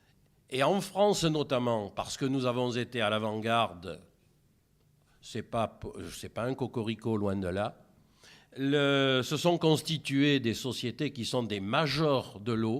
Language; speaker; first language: French; native; French